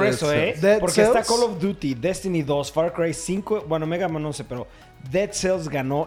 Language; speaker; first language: Spanish; native; Spanish